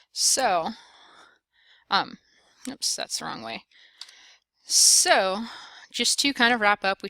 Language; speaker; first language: English; native; English